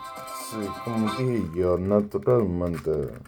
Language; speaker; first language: Spanish; non-native, learner; English